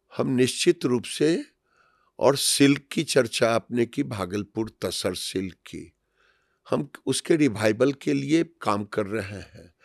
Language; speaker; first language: Hindi; native; Hindi